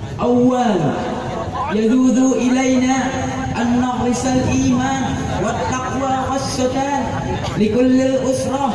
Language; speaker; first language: Arabic; non-native, learner; Indonesian